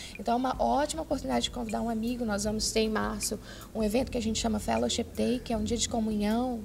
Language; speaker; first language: Portuguese; native; Portuguese